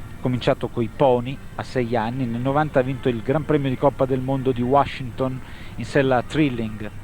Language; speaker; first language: Italian; native; Italian